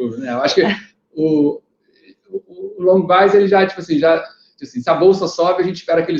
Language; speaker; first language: Portuguese; native; Portuguese